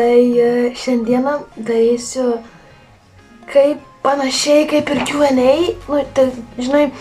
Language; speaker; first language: Lithuanian; early bilingual, heritage; Lithuanian